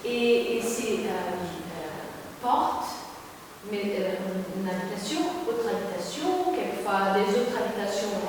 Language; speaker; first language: French; non-native, learner; Portuguese